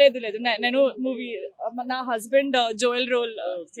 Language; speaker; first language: Telugu; non-native, learner; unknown